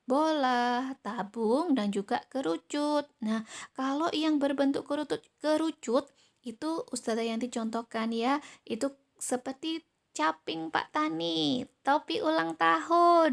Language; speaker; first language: Indonesian; native; Indonesian